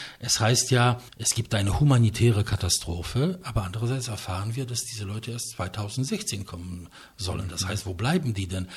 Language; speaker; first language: German; non-native, fluent; Polish